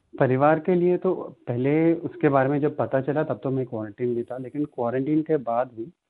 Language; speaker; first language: Hindi; non-native, local second language; Telugu